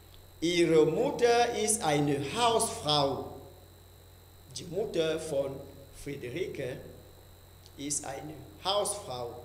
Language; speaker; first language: German; non-native, fluent; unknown